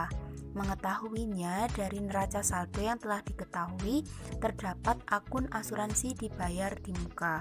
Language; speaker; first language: Indonesian; native; Indonesian